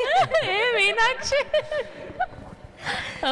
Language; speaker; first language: Telugu; native; Telugu